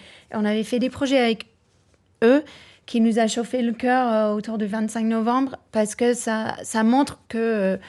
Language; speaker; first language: French; non-native, fluent; English